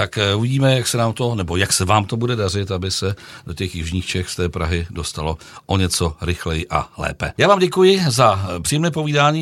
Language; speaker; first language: Czech; native; Czech